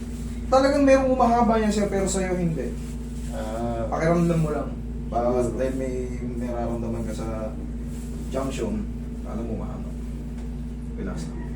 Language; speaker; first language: Filipino; native; Filipino